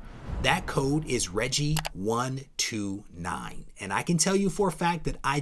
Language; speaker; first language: English; native; English